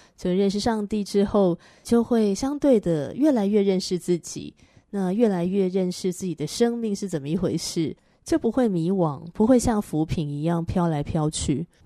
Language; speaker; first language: Chinese; native; Chinese